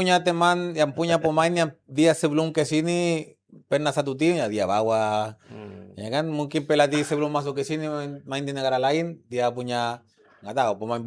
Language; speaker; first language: Indonesian; non-native, fluent; Spanish